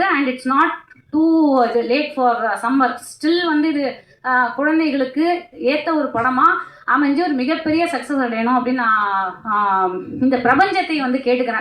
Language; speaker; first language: Tamil; native; Tamil